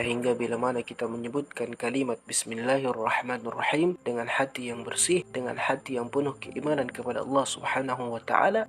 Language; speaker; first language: Malay; native; Malay